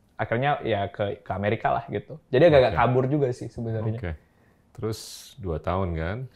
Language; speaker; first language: Indonesian; native; Indonesian